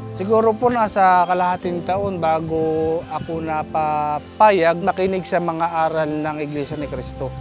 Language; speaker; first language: Filipino; native; Filipino